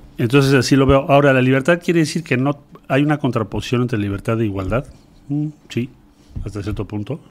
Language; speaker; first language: Spanish; native; Spanish